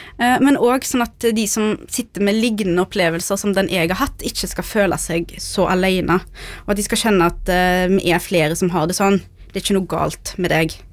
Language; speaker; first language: Norwegian; early bilingual, other home language; Arabic